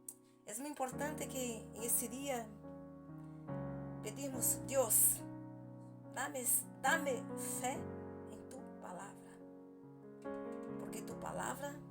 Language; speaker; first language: Spanish; non-native, learner; Portuguese